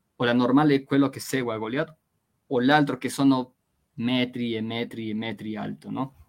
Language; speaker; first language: Italian; non-native, fluent; Spanish